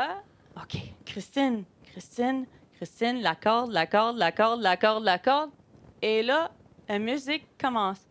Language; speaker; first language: French; non-native, local second language; English